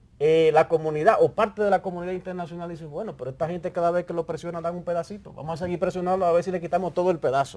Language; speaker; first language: Spanish; native; Spanish